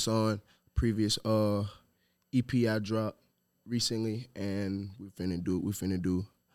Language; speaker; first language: English; native; English